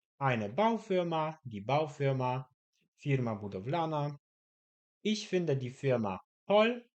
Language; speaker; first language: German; non-native, fluent; Polish